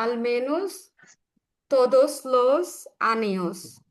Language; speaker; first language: Spanish; non-native, learner; Bangla